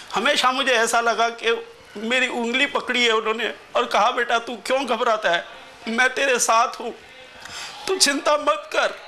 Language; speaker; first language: Hindi; non-native, local second language; Sindhi